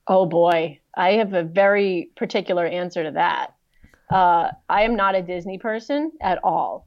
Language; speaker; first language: English; native; English